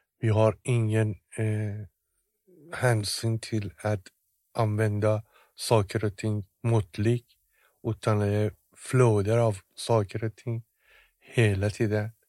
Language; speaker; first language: Swedish; non-native, fluent; Persian